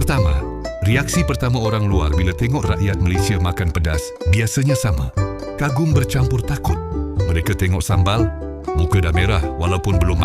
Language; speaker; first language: Malay; native; Malay